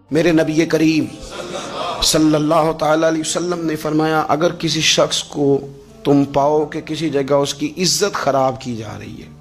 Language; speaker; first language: Urdu; non-native, local second language; Punjabi